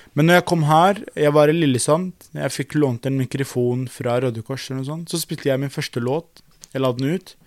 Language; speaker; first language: Norwegian; non-native, fluent; Arabic